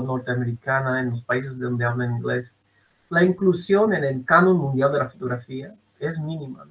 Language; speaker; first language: Spanish; non-native, fluent; English